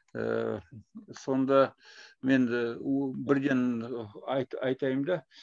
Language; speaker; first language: Kazakh; non-native, local second language; Russian